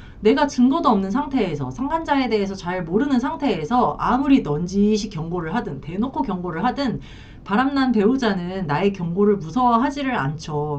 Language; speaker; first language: Korean; native; Korean